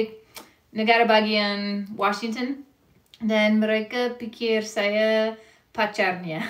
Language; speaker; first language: Indonesian; non-native, fluent; English